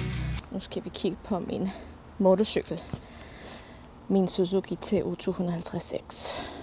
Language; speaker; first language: Danish; non-native, fluent; Polish